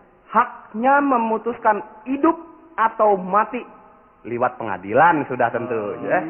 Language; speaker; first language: Indonesian; native; Indonesian